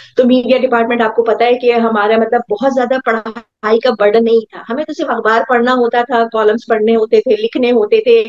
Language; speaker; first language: Urdu; native; Urdu